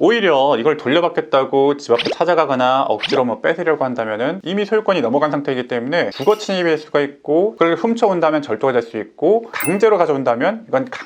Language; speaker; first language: Korean; native; Korean